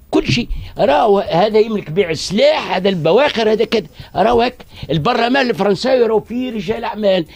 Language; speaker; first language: Arabic; native; Arabic